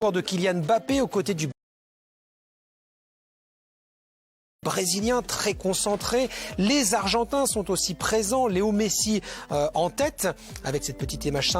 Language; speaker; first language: French; native; French